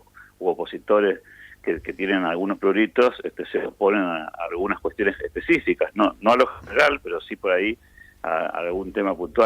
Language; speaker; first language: Spanish; native; Spanish